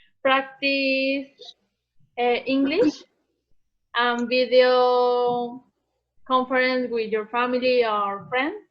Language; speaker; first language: English; non-native, learner; Spanish